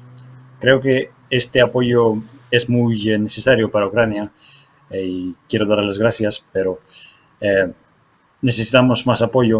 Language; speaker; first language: Spanish; non-native, fluent; Ukrainian